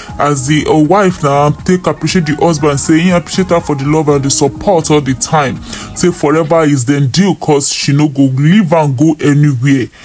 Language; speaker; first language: Nigerian Pidgin; non-native, local second language; Yoruba